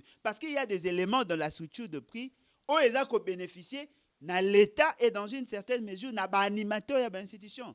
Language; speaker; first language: French; non-native, local second language; Lingala